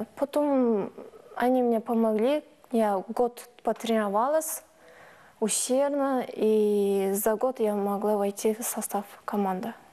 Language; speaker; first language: Russian; non-native, local second language; Turkish